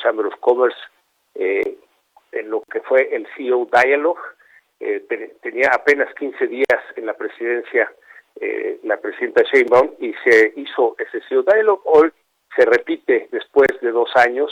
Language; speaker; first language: Spanish; native; Spanish